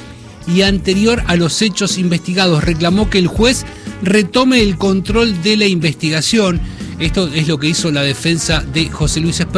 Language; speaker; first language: Spanish; native; Spanish